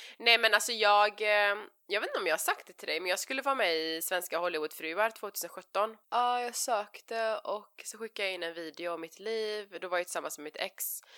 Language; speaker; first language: Swedish; early bilingual, other home language; Persian